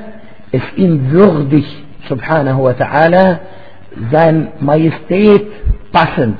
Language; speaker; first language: German; non-native, fluent; Arabic